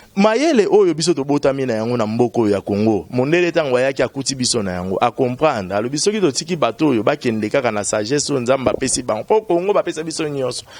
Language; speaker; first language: Lingala; native; Lingala